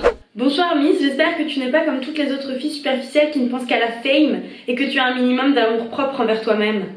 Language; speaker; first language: French; native; French